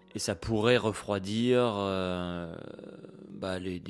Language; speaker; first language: French; native; French